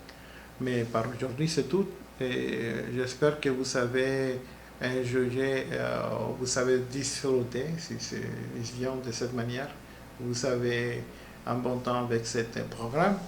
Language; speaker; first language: French; non-native, learner; Spanish